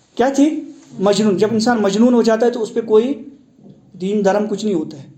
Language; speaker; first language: Urdu; non-native, local second language; Kashmiri